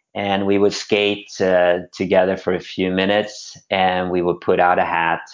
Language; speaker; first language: English; non-native, fluent; Swedish